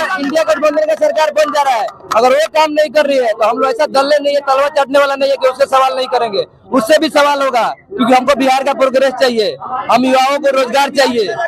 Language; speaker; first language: Hindi; native; Hindi